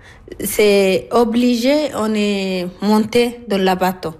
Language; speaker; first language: French; non-native, learner; Arabic